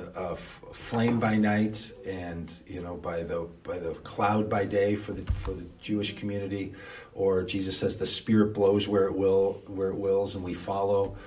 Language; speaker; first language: English; native; English